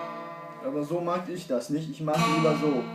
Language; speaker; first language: German; non-native, fluent; Kurdish